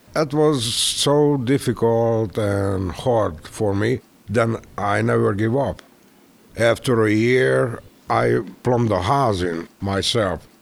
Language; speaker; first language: English; non-native, learner; Hungarian